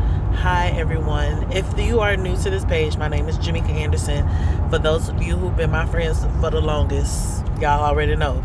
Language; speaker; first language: English; native; English